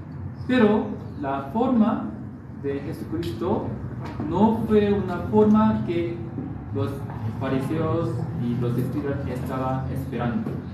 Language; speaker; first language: Spanish; non-native, fluent; Korean